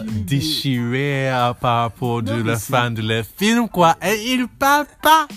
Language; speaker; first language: French; non-native, learner; English